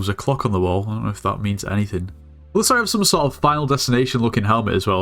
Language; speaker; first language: English; native; English